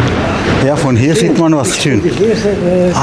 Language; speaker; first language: German; non-native, learner; Sinhala